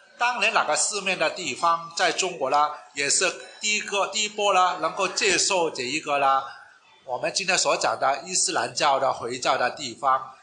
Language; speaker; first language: Chinese; non-native, local second language; Cantonese